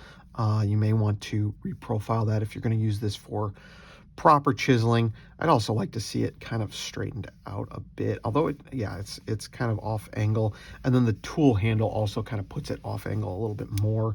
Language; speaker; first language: English; native; English